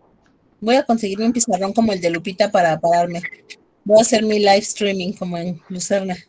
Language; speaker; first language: Spanish; native; Spanish